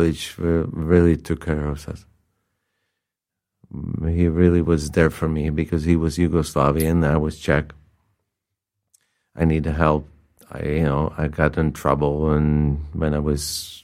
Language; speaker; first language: English; non-native, fluent; Czech